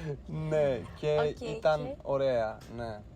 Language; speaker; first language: Greek; non-native, learner; Turkish